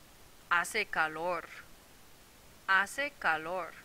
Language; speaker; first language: Spanish; non-native, fluent; English